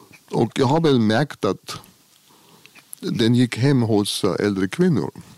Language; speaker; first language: Swedish; non-native, fluent; German